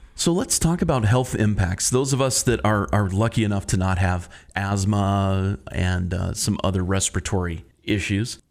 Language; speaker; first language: English; native; English